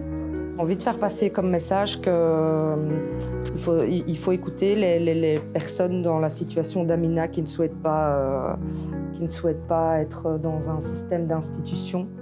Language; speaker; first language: French; native; French